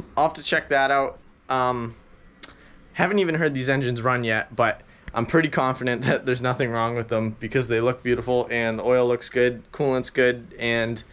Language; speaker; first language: English; native; English